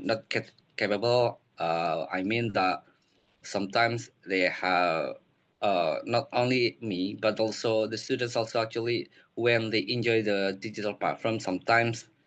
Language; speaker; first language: English; non-native, learner; Indonesian